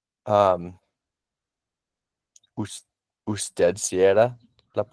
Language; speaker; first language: Spanish; non-native, learner; English